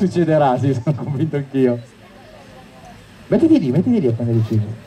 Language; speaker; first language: Italian; native; Italian